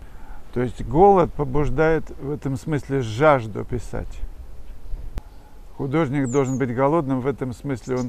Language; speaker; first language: Russian; native; Russian